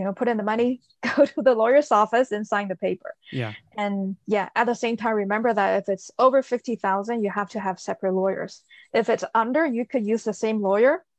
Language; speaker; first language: English; early bilingual, other home language; Chinese